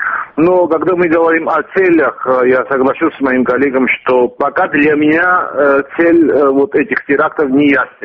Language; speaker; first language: Russian; non-native, fluent; Georgian